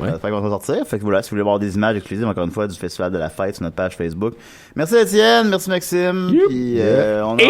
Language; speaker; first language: French; native; French